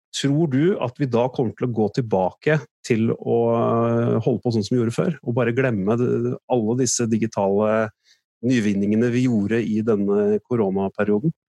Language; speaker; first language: Norwegian; native; Norwegian